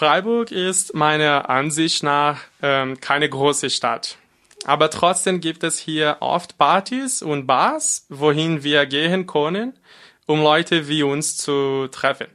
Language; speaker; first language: German; non-native, fluent; Portuguese